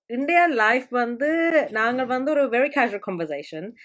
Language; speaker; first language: Tamil; early bilingual, heritage; Tamil